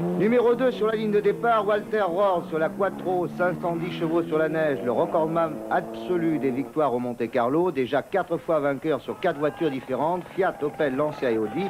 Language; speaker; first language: French; native; French